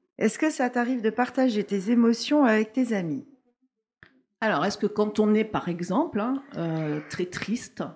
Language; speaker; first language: French; native; French